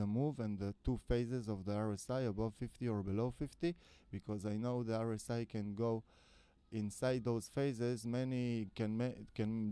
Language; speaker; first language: English; non-native, fluent; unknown